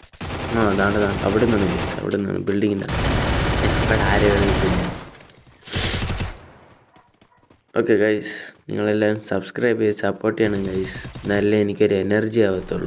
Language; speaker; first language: Malayalam; native; Malayalam